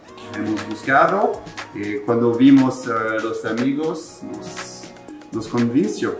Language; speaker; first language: Spanish; non-native, fluent; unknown